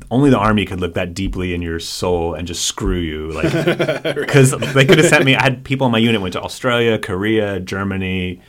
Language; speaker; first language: English; native; English